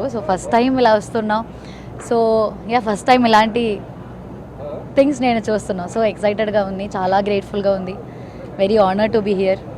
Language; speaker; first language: Telugu; early bilingual, heritage; Telugu